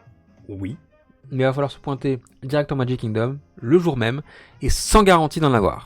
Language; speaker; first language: French; native; French